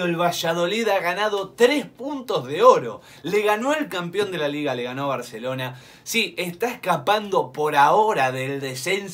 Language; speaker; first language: Spanish; native; Spanish